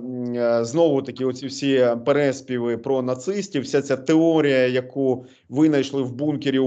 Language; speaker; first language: Ukrainian; native; Ukrainian